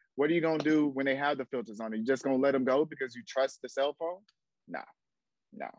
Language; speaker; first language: English; native; English